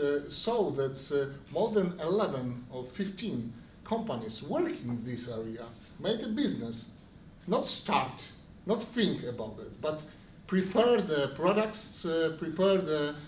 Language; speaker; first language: English; non-native, learner; Polish